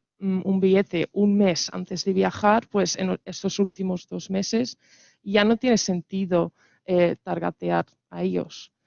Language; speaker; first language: Spanish; non-native, fluent; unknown